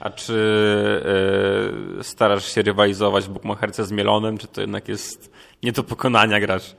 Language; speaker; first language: Polish; native; Polish